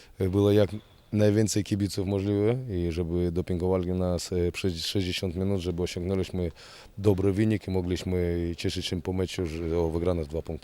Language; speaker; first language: Polish; non-native, fluent; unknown